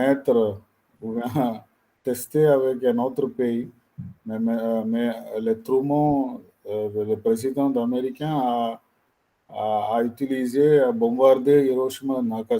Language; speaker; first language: French; non-native, learner; Tamil